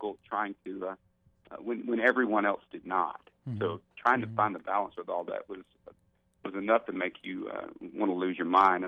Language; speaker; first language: English; native; English